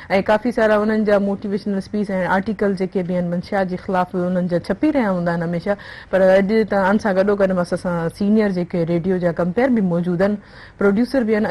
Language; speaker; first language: Sindhi; native; Sindhi